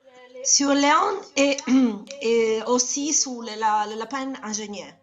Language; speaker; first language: French; non-native, learner; Italian